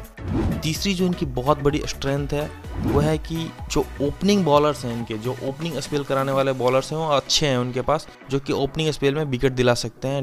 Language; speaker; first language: Hindi; native; Hindi